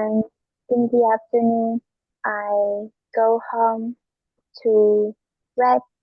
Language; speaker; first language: English; non-native, learner; Vietnamese